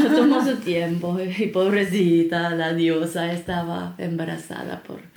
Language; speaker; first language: Spanish; non-native, fluent; Finnish